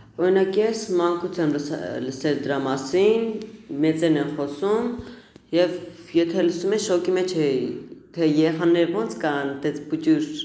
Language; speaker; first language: Armenian; non-native, local second language; Kurdish